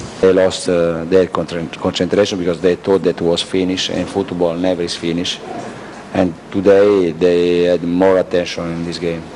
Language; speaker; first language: English; non-native, learner; Italian